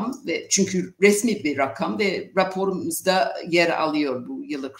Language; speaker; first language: Turkish; non-native, fluent; English